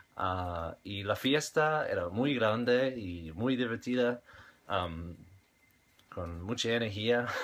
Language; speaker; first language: Spanish; non-native, learner; English